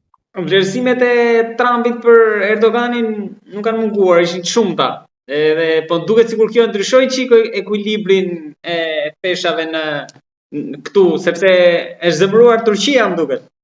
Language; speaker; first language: Albanian; native; Albanian